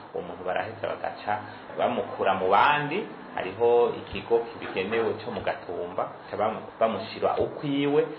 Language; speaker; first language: Rundi; native; Rundi